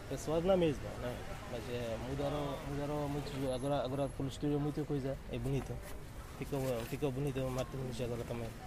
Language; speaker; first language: Portuguese; non-native, learner; Bangla